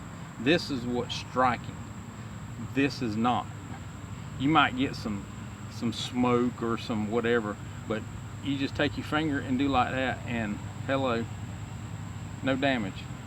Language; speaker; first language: English; native; English